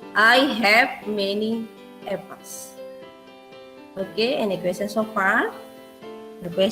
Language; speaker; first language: English; non-native, fluent; Indonesian